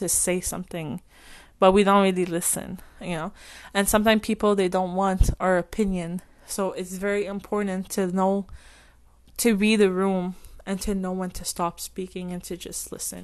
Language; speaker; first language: English; non-native, fluent; French